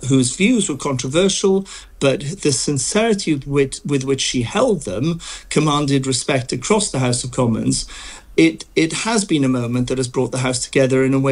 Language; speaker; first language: English; native; English